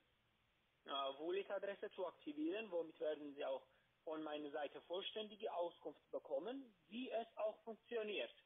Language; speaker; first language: German; non-native, learner; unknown